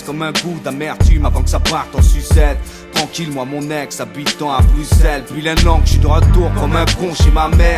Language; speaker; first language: French; native; French